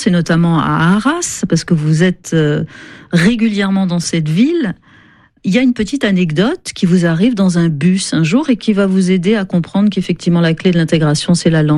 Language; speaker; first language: French; native; French